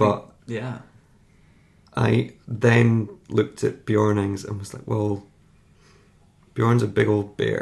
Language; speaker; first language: English; native; English